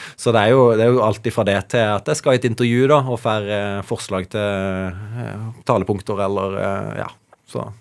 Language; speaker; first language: Norwegian; native; Norwegian